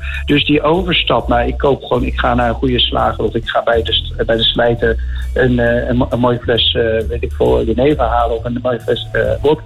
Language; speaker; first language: Dutch; native; Dutch